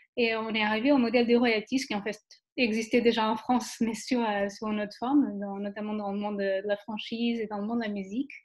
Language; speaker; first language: French; non-native, fluent; Portuguese